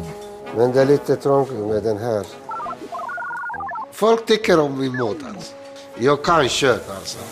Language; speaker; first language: Swedish; non-native, learner; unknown